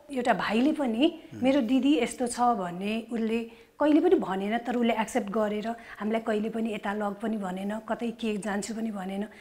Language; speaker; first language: Nepali; native; Nepali